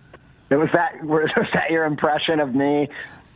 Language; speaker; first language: English; native; English